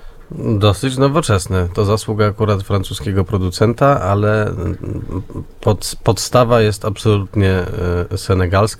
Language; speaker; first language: Polish; native; Polish